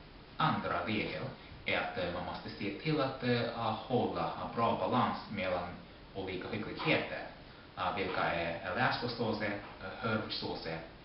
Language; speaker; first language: Swedish; non-native, fluent; Japanese